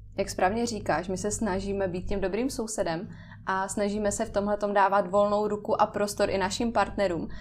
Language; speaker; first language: Czech; native; Czech